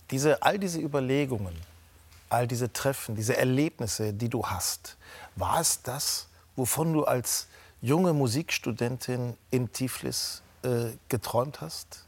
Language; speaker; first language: German; native; German